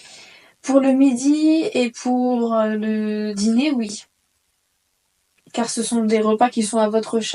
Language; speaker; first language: French; native; French